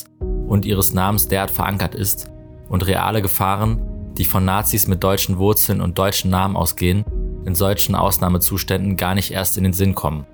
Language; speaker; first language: German; native; German